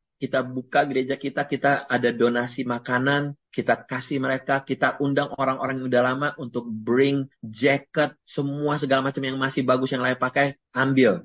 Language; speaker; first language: Indonesian; native; Indonesian